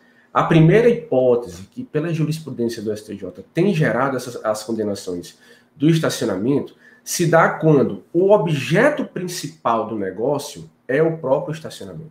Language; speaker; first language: Portuguese; native; Portuguese